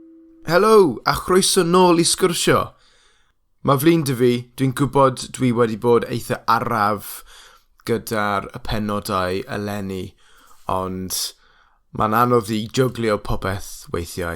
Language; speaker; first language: Welsh; non-native, local second language; English